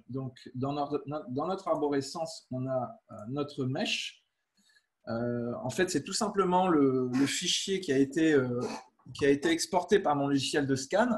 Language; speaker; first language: French; native; French